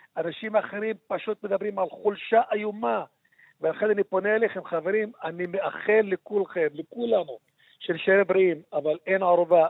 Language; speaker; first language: Hebrew; non-native, local second language; Arabic